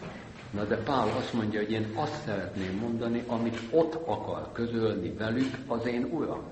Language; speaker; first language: Hungarian; native; Hungarian